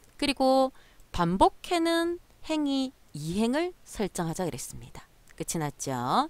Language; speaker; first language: Korean; native; Korean